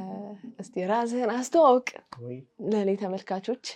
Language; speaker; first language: Amharic; native; Amharic